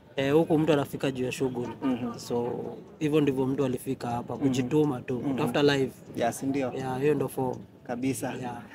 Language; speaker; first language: Swahili; non-native, local second language; Kikuyu